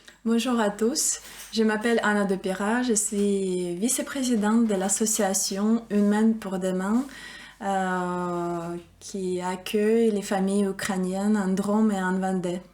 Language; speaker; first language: French; non-native, fluent; Ukrainian